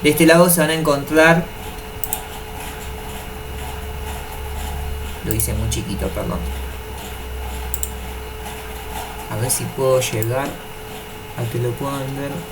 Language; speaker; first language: Spanish; native; Spanish